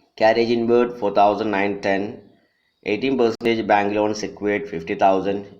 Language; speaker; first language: English; non-native, local second language; Malayalam